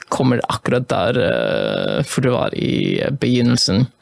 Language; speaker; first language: Norwegian; non-native, fluent; Polish